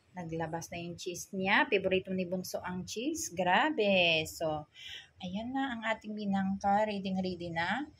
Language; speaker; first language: Filipino; non-native, local second language; Cebuano